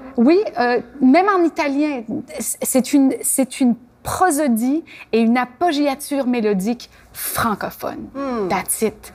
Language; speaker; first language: French; native; French